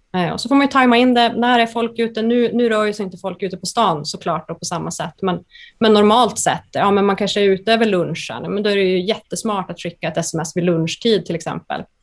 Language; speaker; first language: Swedish; native; Swedish